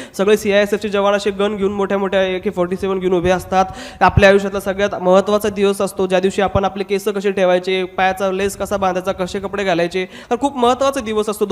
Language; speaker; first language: Marathi; non-native, local second language; Hindi